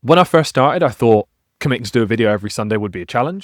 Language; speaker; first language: English; native; English